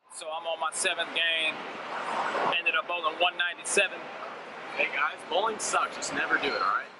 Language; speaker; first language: English; native; English